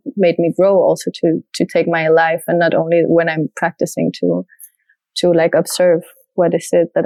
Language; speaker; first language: English; non-native, fluent; French